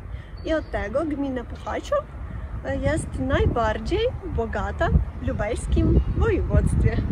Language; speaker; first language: Polish; non-native, learner; Russian